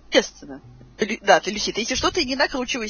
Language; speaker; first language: Russian; native; Russian